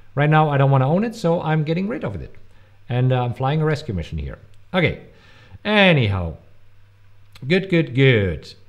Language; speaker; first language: English; non-native, fluent; German